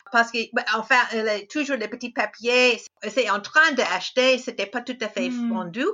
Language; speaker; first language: French; non-native, fluent; English